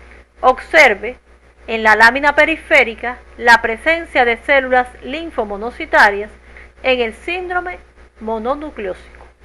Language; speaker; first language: Spanish; native; Spanish